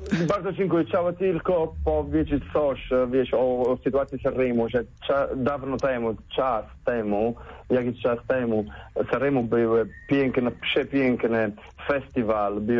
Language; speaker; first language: Polish; non-native, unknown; Italian